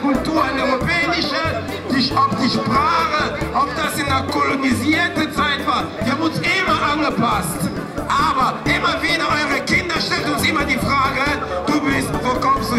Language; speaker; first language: German; non-native, fluent; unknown